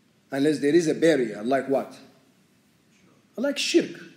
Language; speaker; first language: English; native; English